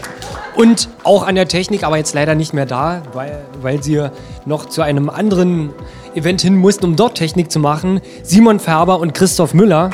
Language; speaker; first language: German; native; German